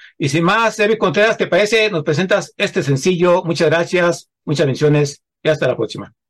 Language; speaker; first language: Spanish; native; Spanish